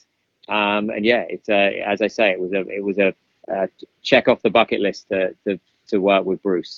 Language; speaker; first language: English; native; English